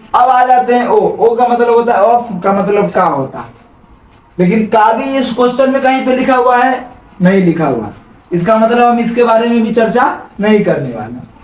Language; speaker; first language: Hindi; native; Hindi